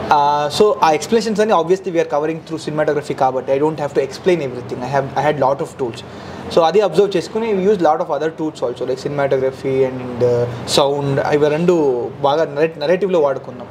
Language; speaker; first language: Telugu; native; Telugu